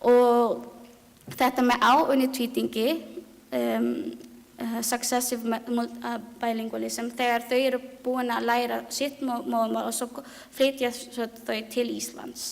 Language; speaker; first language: Icelandic; non-native, learner; Filipino